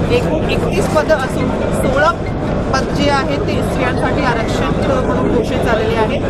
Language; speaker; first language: Marathi; native; Marathi